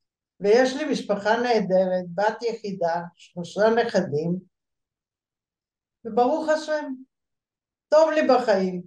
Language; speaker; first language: Hebrew; early bilingual, other home language; Bulgarian